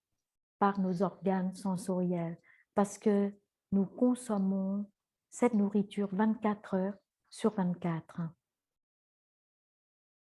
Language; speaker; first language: French; non-native, fluent; Vietnamese